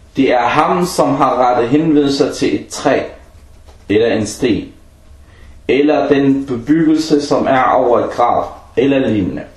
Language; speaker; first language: Danish; early bilingual, other home language; Arabic